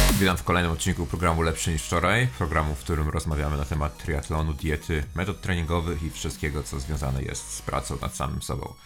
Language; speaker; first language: Polish; native; Polish